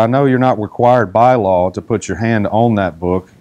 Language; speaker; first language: English; native; English